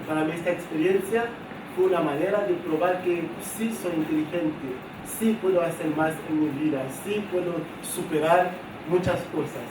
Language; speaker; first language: Spanish; non-native, fluent; Haitian Creole